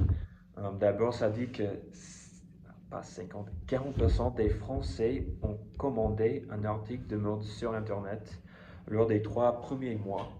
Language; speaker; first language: French; non-native, fluent; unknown